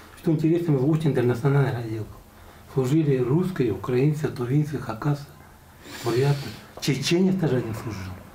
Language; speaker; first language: Russian; non-native, local second language; Buriat